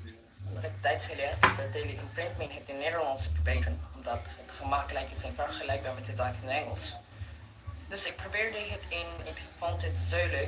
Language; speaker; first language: Dutch; non-native, learner; Filipino